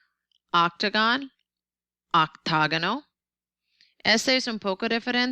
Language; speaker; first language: Spanish; non-native, learner; English